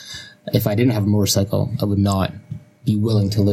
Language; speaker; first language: English; non-native, fluent; Russian